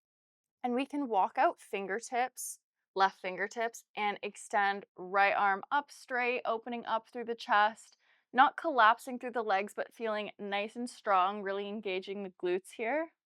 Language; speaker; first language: English; native; English